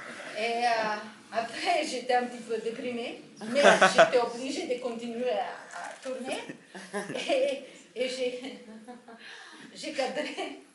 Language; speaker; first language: French; non-native, fluent; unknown